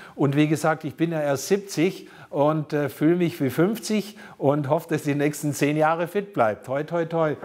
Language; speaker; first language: German; native; German